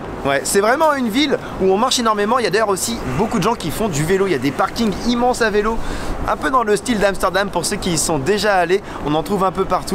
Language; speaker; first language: French; native; French